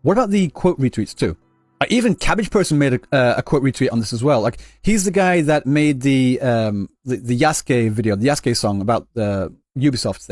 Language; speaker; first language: English; native; English